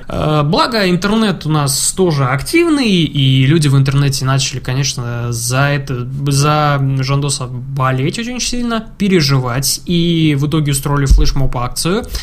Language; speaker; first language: Russian; native; Russian